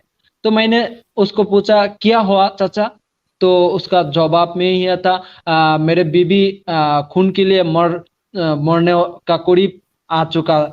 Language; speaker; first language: Hindi; non-native, learner; Bangla